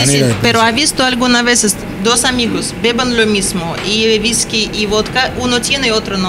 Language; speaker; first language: Spanish; non-native, learner; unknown